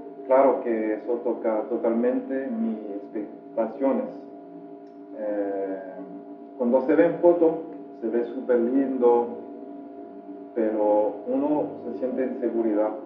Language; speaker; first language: Spanish; non-native, fluent; French